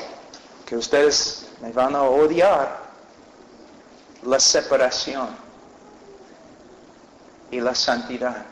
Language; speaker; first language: Spanish; non-native, fluent; English